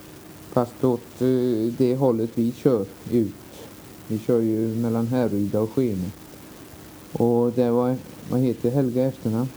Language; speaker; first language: Swedish; native; Swedish